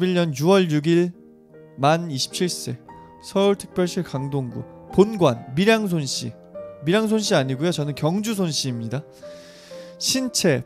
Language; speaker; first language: Korean; native; Korean